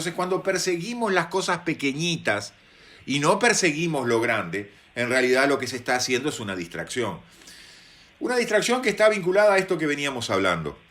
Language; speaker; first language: Spanish; native; Spanish